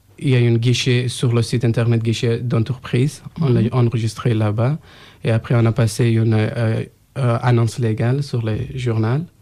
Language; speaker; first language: French; non-native, learner; Persian